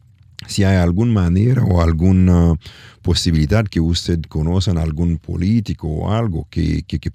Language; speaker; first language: Spanish; non-native, learner; French